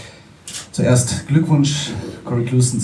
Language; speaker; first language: German; native; German